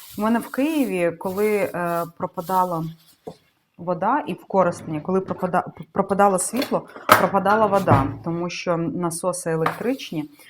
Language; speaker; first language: Ukrainian; non-native, local second language; Russian